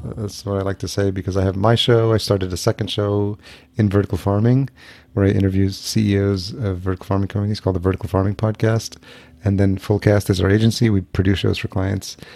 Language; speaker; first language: English; early bilingual, other home language; Spanish